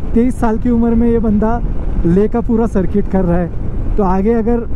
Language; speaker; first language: Hindi; non-native, local second language; Marathi